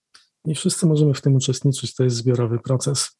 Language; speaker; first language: Polish; native; Polish